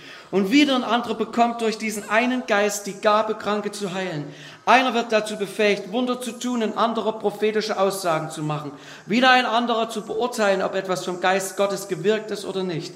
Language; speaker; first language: German; native; German